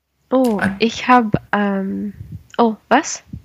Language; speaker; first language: German; non-native, learner; Spanish